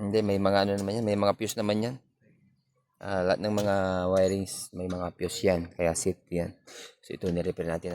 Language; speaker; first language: Filipino; native; Filipino